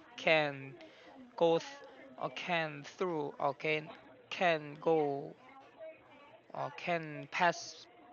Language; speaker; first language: English; non-native, learner; Korean